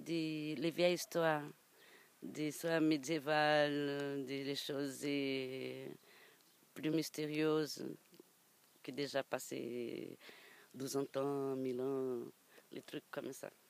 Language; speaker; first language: French; non-native, learner; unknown